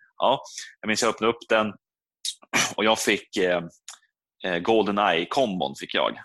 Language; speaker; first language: Swedish; native; Swedish